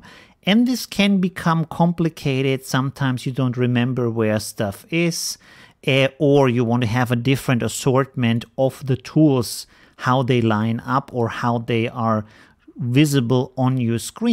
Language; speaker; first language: English; non-native, fluent; German